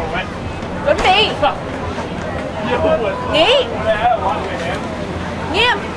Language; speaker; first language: Vietnamese; early bilingual, heritage; Vietnamese